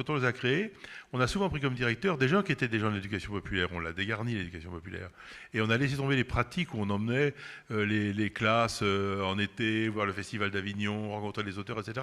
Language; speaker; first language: French; native; French